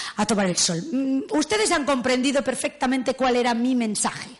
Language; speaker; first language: Spanish; native; Spanish